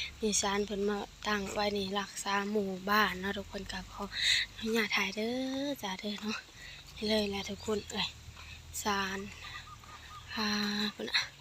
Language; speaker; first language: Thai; non-native, local second language; Lao